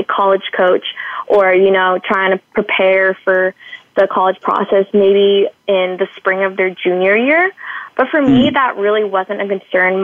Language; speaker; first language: English; native; English